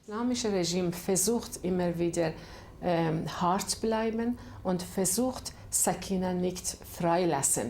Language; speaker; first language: German; non-native, fluent; Persian